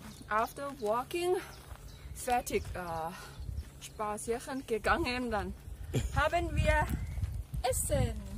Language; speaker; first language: German; non-native, learner; Thai